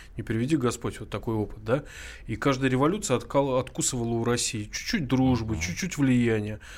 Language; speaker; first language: Russian; native; Russian